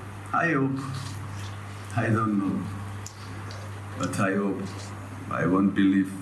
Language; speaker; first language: English; non-native, learner; Portuguese